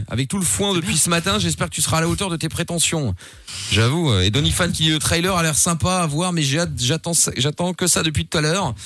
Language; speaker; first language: French; native; French